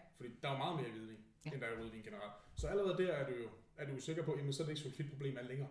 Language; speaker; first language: Danish; native; Danish